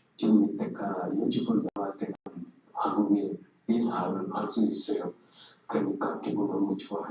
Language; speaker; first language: Korean; non-native, learner; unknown